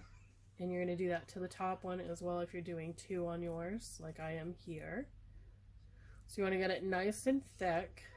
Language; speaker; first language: English; native; English